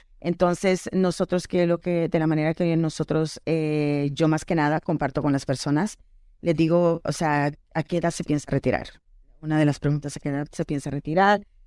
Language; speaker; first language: Spanish; early bilingual, heritage; Spanish